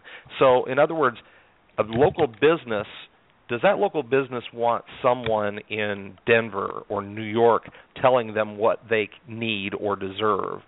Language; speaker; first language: English; native; English